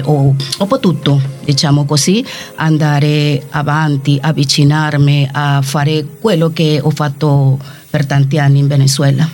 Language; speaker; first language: Italian; non-native, fluent; Spanish